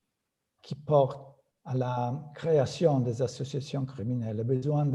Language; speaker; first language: French; non-native, fluent; Italian